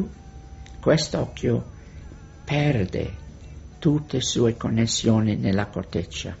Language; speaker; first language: Italian; non-native, fluent; English